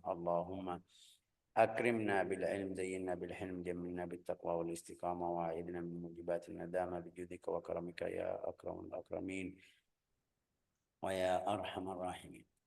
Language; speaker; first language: Arabic; native; Arabic